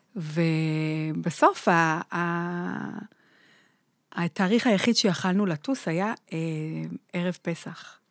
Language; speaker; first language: Hebrew; native; Hebrew